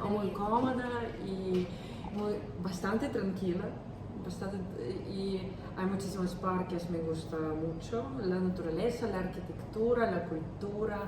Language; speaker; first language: Spanish; non-native, learner; Ukrainian